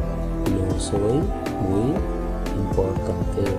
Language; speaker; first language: Spanish; non-native, fluent; Telugu